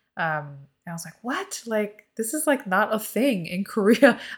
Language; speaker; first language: English; early bilingual, other home language; Korean